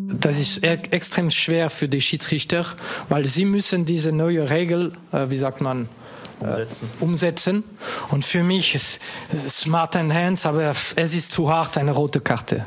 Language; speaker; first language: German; non-native, fluent; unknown